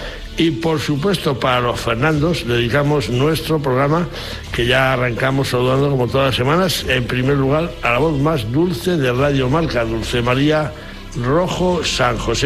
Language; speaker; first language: Spanish; native; Spanish